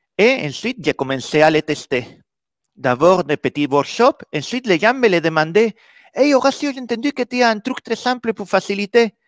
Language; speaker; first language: French; non-native, fluent; Spanish